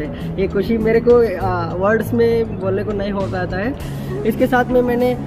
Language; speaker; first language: Hindi; non-native, local second language; Kannada